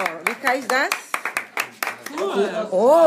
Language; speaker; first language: German; non-native, learner; Spanish